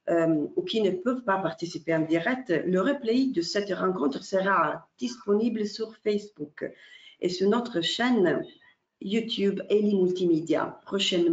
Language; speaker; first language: French; non-native, fluent; Italian